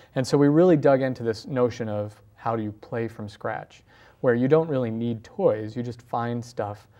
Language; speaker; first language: English; native; English